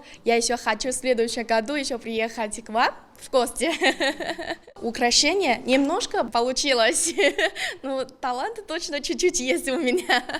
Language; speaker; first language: Russian; non-native, fluent; Chinese